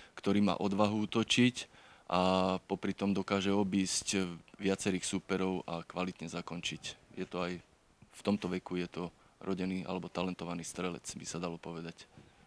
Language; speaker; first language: Slovak; native; Slovak